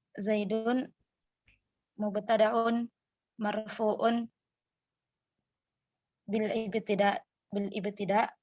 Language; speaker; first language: Arabic; non-native, learner; Indonesian